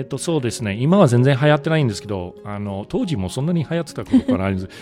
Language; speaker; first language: Japanese; non-native, fluent; English